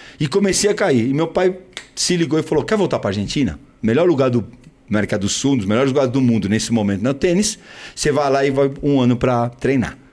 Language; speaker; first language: Portuguese; early bilingual, other home language; Spanish